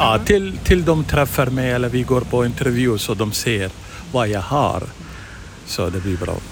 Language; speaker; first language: Swedish; non-native, fluent; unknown